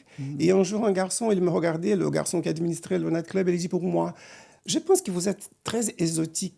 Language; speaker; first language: French; non-native, fluent; Portuguese